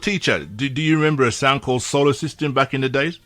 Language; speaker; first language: English; native; English